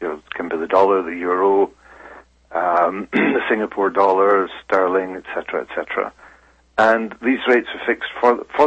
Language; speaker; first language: English; native; English